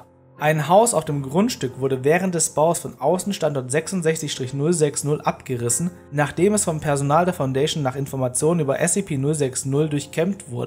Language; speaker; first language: German; native; German